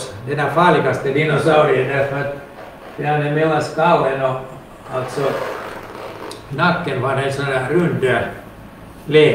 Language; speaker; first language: Swedish; non-native, local second language; Finnish